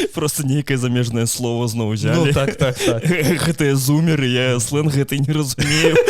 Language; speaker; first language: Belarusian; non-native, local second language; Russian